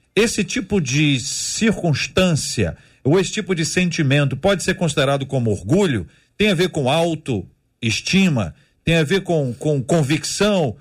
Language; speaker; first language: Portuguese; native; Portuguese